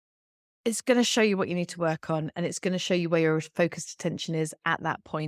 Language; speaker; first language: English; native; English